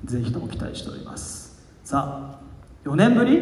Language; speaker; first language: Japanese; native; Japanese